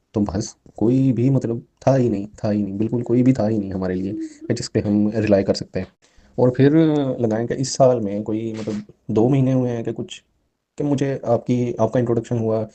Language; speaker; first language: Urdu; non-native, local second language; Punjabi